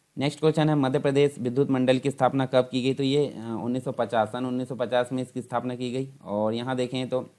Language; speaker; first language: Hindi; native; Hindi